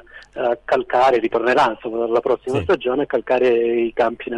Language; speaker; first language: Italian; native; Italian